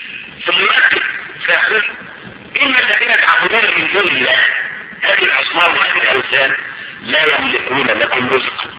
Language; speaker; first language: Arabic; native; Arabic